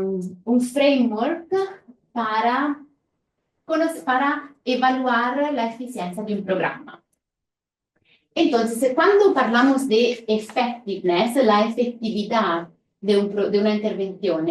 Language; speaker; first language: Spanish; non-native, fluent; Italian